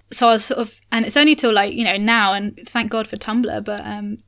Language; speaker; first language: English; native; English